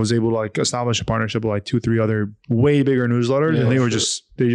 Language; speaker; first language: English; non-native, fluent; Arabic